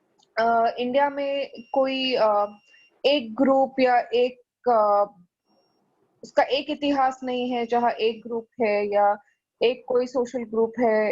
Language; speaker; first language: Hindi; native; Hindi